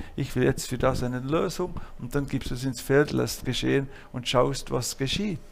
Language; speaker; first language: German; native; German